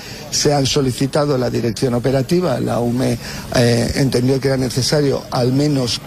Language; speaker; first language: Spanish; native; Spanish